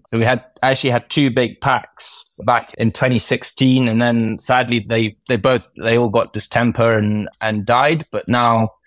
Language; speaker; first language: English; native; English